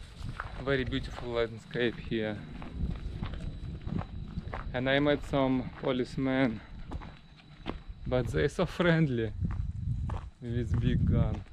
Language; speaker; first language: English; non-native, learner; Russian